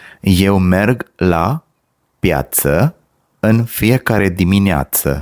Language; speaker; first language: Romanian; non-native, learner; Sinhala